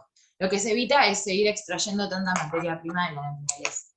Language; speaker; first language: Spanish; native; Spanish